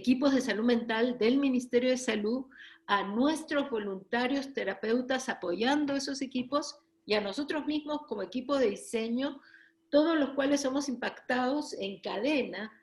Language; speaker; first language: Spanish; native; Spanish